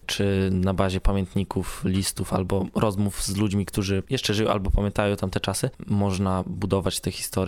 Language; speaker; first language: Polish; native; Polish